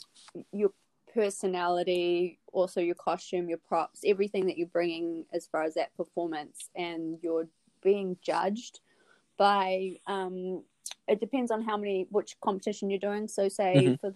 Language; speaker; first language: English; native; English